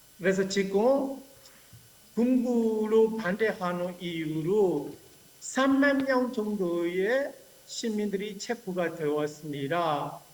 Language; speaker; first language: Korean; non-native, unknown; Burmese